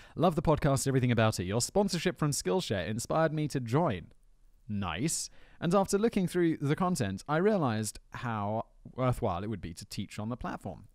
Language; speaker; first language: English; native; English